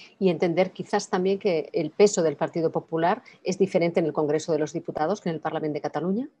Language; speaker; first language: Spanish; non-native, local second language; Catalan